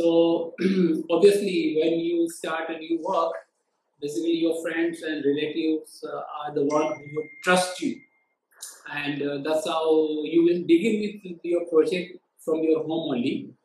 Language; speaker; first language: English; non-native, local second language; Gujarati